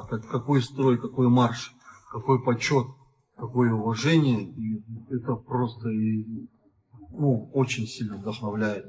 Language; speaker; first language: Russian; native; Russian